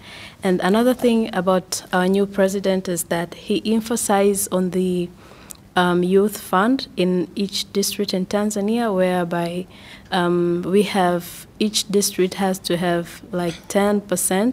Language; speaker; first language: English; non-native, local second language; Swahili